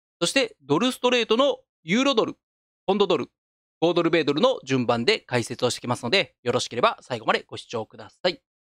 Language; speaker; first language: Japanese; native; Japanese